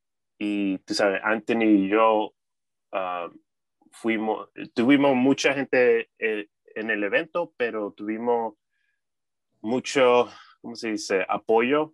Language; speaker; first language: Spanish; early bilingual, heritage; Spanish